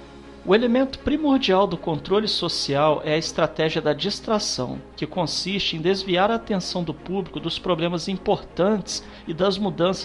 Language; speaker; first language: Portuguese; native; Portuguese